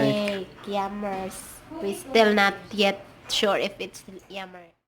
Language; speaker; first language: English; non-native, local second language; Cebuano